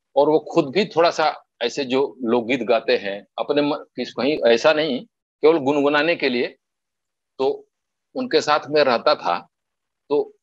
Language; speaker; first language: Hindi; native; Hindi